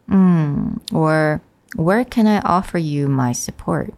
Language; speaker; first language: English; non-native, fluent; Chinese